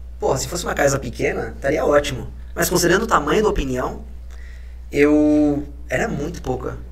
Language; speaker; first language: Portuguese; early bilingual, other home language; Spanish